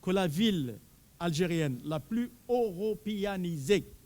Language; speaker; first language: French; non-native, local second language; Arabic